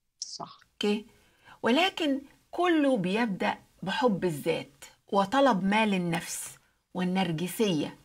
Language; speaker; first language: Arabic; native; Arabic